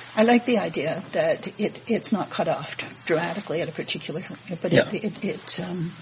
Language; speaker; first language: English; native; English